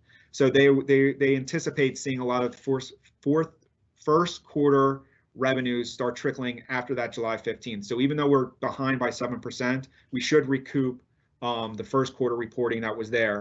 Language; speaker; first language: English; native; English